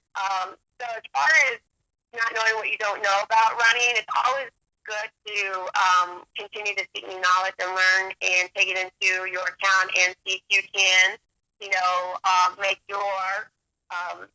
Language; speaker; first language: English; native; English